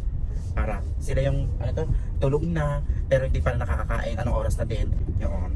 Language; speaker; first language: Filipino; native; Filipino